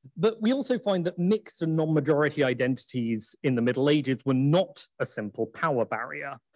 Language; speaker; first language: English; native; English